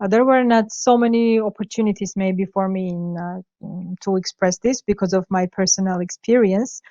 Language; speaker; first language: English; non-native, fluent; Georgian